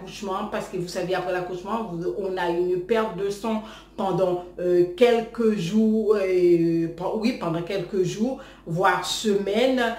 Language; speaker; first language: French; non-native, local second language; Haitian Creole